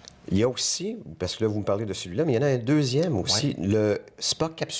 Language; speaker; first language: French; native; French